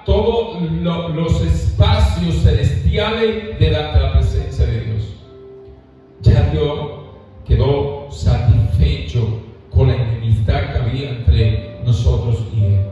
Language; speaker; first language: Spanish; native; Spanish